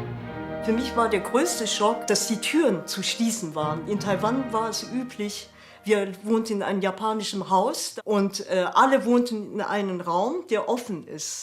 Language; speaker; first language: German; non-native, fluent; Chinese